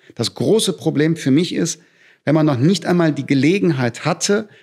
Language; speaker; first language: German; native; German